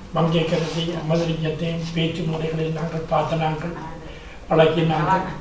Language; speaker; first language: Tamil; native; Tamil